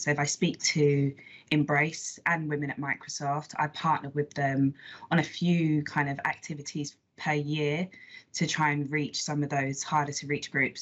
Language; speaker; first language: English; native; English